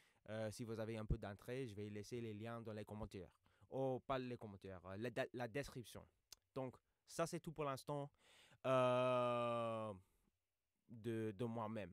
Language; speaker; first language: French; non-native, fluent; English